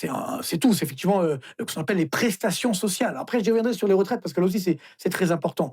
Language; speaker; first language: French; native; French